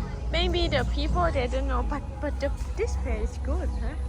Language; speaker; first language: English; non-native, learner; Thai